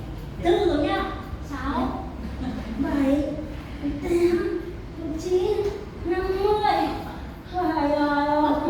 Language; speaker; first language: Vietnamese; native; Vietnamese